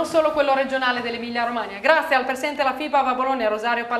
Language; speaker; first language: Italian; native; Italian